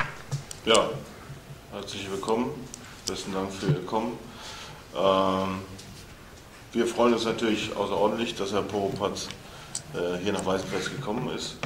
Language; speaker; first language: German; native; German